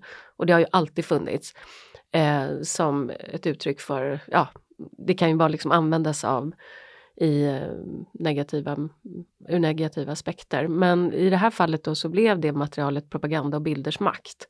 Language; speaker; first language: Swedish; native; Swedish